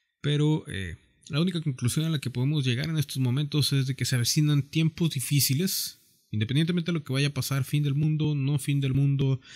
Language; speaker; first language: Spanish; native; Spanish